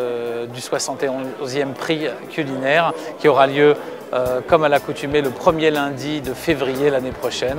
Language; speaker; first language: French; native; French